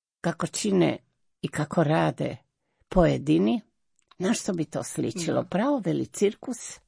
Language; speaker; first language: Croatian; native; Croatian